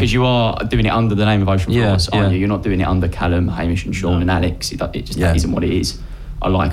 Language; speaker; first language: English; native; English